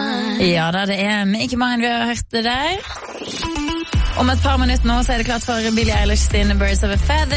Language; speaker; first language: Norwegian; native; Norwegian